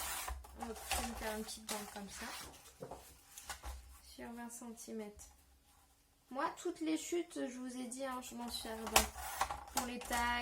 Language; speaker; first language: French; native; French